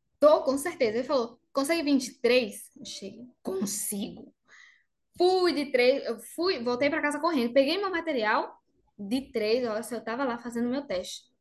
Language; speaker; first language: Portuguese; non-native, fluent; Spanish